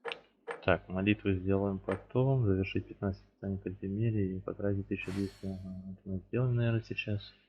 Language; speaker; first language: Russian; native; Russian